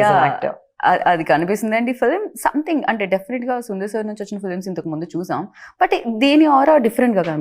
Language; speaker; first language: Telugu; native; Telugu